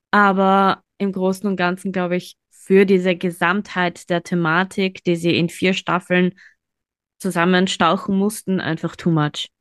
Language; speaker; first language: German; native; German